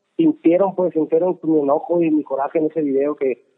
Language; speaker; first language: Spanish; native; Spanish